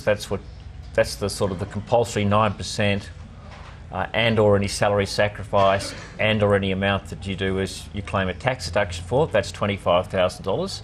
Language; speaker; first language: English; native; English